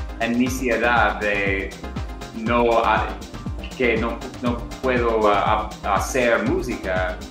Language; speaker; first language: Spanish; non-native, learner; English